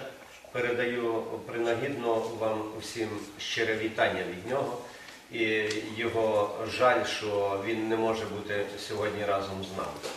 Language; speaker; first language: Ukrainian; native; Ukrainian